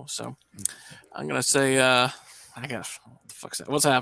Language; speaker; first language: English; native; English